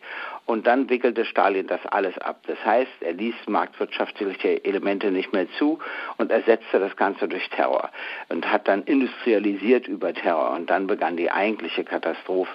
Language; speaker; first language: German; native; German